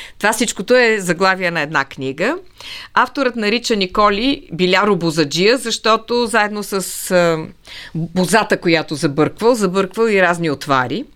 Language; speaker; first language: Bulgarian; native; Bulgarian